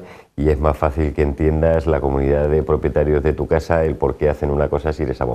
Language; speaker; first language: Spanish; native; Spanish